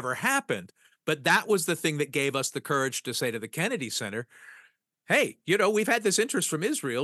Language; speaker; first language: English; native; English